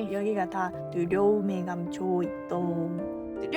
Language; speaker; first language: Korean; non-native, fluent; Japanese